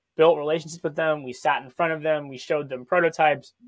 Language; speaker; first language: English; native; English